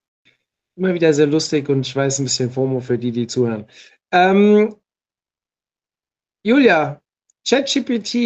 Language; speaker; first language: German; native; German